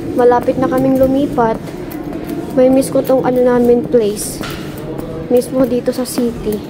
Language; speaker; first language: Filipino; non-native, local second language; Waray